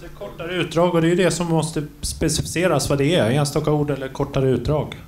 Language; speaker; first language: Swedish; native; Swedish